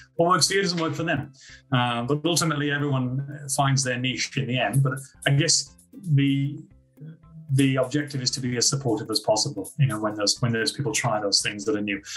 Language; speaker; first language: English; native; English